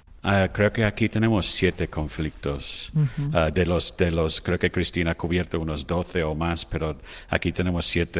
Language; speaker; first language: Spanish; non-native, fluent; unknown